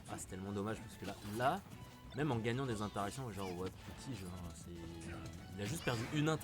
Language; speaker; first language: French; native; French